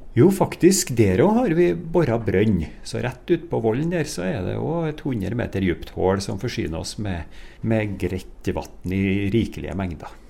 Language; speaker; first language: Norwegian; native; Norwegian